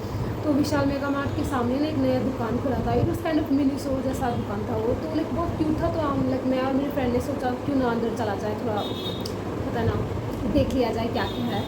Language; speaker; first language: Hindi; non-native, local second language; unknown